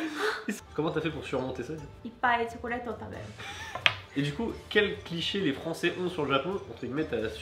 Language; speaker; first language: French; native; French